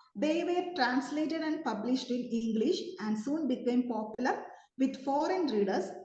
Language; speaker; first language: English; non-native, local second language; Malayalam